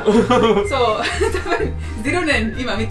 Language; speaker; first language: Japanese; non-native, learner; English